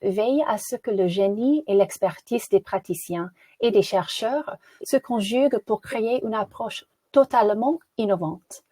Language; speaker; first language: French; non-native, fluent; English